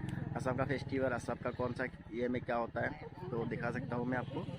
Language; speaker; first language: Hindi; non-native, local second language; Assamese